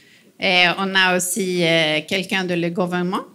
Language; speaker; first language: French; non-native, fluent; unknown